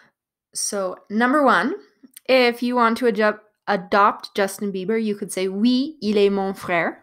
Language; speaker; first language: French; non-native, fluent; English